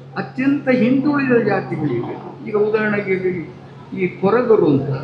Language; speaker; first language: Kannada; non-native, local second language; Tulu